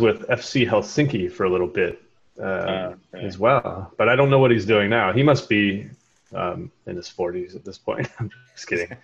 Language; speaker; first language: English; native; English